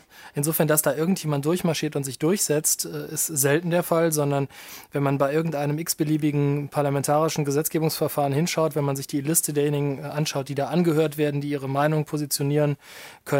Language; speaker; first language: German; native; German